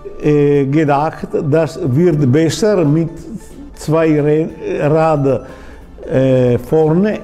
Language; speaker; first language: German; non-native, learner; Italian